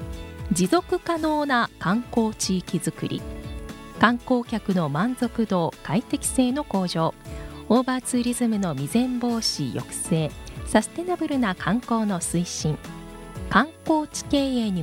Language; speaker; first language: Japanese; native; Japanese